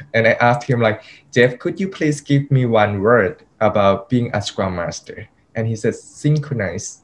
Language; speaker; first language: English; non-native, fluent; Thai